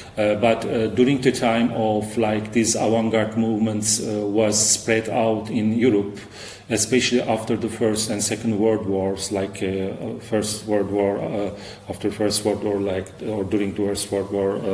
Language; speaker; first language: English; non-native, fluent; Turkish